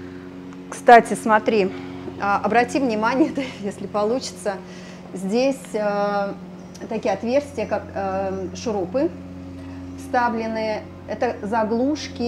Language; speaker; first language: Russian; native; Russian